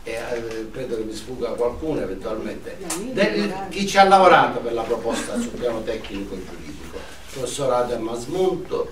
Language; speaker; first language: Italian; native; Italian